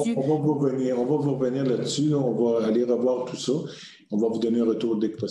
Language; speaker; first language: French; native; French